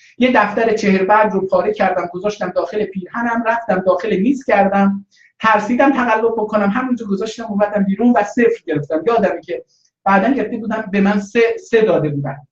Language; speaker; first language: Persian; non-native, local second language; Azerbaijani